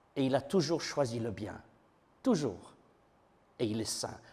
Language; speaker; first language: French; non-native, fluent; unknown